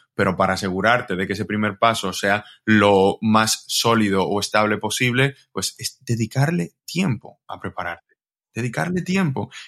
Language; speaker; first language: Spanish; native; Spanish